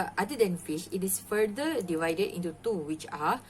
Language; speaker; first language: English; non-native, local second language; Malay